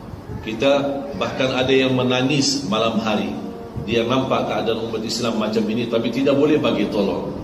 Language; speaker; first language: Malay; non-native, fluent; Arabic